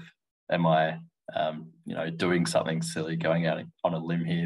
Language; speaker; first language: English; native; English